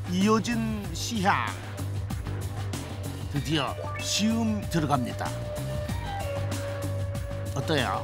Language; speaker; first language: Korean; native; Korean